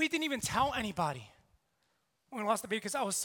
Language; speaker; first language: English; native; English